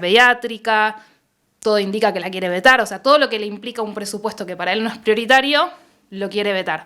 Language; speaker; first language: Spanish; native; Spanish